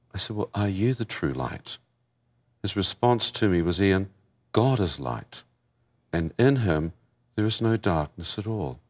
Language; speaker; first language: English; native; English